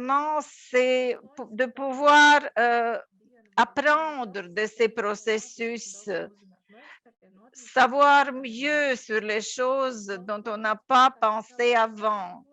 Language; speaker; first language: French; non-native, fluent; Latvian